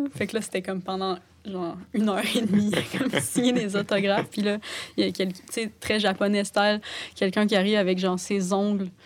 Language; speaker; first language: French; native; French